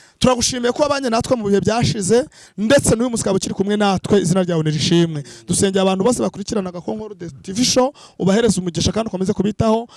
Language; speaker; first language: Kinyarwanda; native; Kinyarwanda